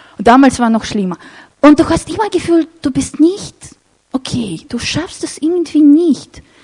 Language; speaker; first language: German; non-native, fluent; Russian